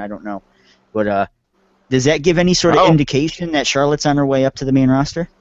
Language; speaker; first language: English; native; English